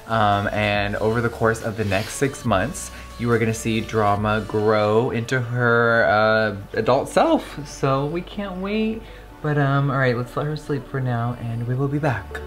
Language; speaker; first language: English; native; English